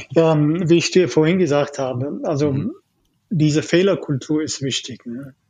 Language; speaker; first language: German; non-native, fluent; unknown